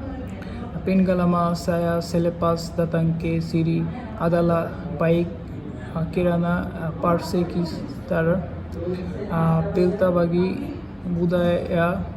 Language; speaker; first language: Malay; non-native, learner; Bangla